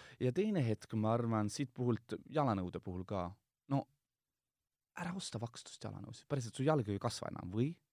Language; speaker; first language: Estonian; non-native, local second language; Russian